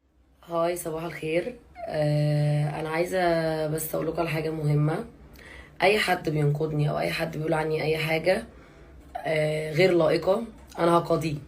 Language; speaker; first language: Arabic; native; Arabic